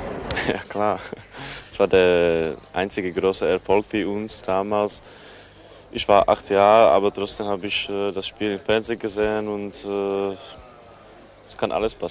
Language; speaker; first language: German; non-native, fluent; Czech